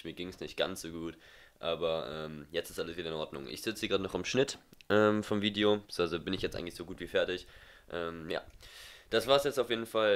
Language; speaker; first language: German; native; German